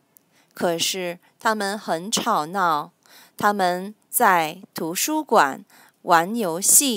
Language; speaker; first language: Chinese; non-native, learner; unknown